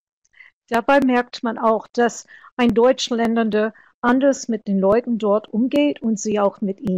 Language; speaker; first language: German; non-native, fluent; English